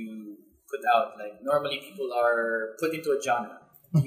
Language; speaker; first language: English; non-native, local second language; Hiligaynon